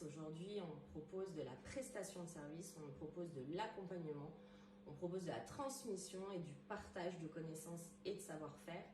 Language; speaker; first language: French; native; French